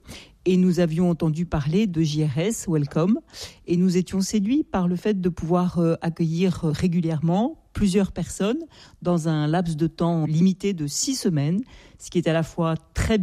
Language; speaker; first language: French; native; French